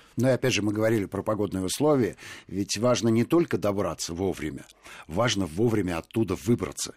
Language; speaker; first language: Russian; native; Russian